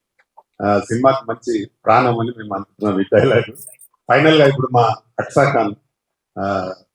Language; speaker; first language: Telugu; native; Telugu